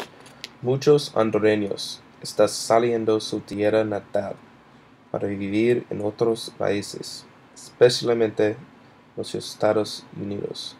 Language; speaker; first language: Spanish; non-native, learner; English